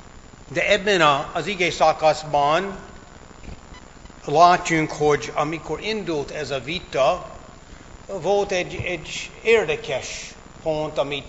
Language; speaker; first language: Hungarian; non-native, fluent; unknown